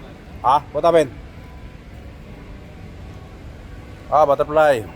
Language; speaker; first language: English; non-native, learner; Filipino